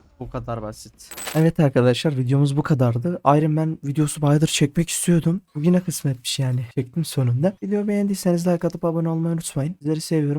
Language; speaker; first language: Turkish; native; Turkish